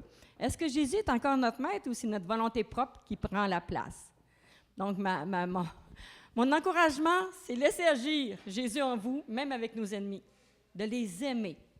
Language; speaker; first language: French; native; French